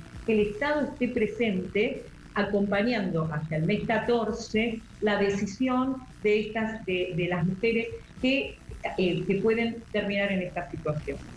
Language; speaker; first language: Spanish; native; Spanish